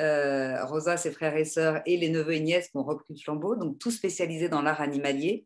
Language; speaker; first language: French; native; French